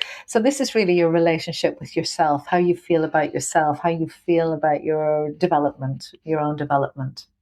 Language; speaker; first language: English; native; English